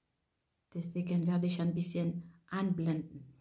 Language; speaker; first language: German; non-native, fluent; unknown